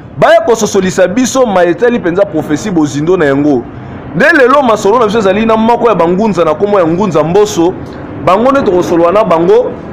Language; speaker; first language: Lingala; non-native, local second language; Kongo